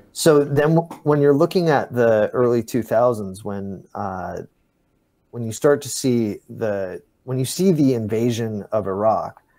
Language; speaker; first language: English; native; English